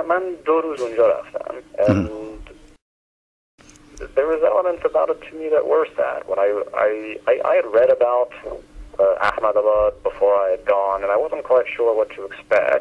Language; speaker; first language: English; early bilingual, other home language; Persian